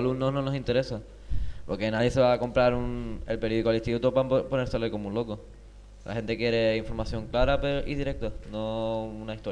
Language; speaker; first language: Spanish; native; Spanish